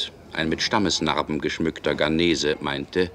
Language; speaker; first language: German; native; German